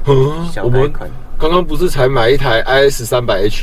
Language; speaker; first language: Chinese; native; Chinese